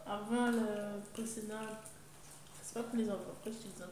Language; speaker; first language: French; native; French